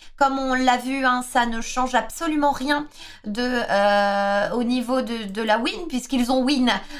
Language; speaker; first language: French; native; French